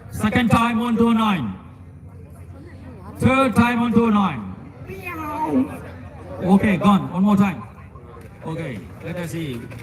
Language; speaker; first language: English; non-native, local second language; Tamil